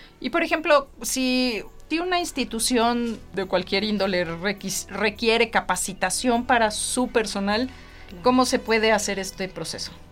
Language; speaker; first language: Spanish; native; Spanish